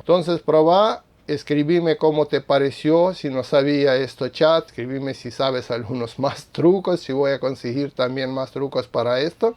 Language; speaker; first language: Spanish; non-native, fluent; Russian